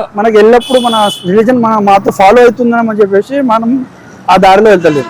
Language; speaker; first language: Telugu; non-native, local second language; Punjabi